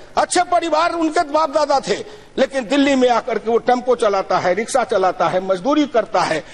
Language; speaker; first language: Hindi; non-native, local second language; Maithili